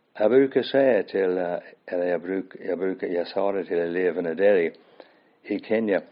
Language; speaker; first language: Swedish; non-native, fluent; English